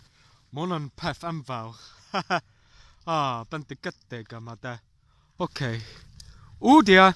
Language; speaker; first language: Welsh; non-native, learner; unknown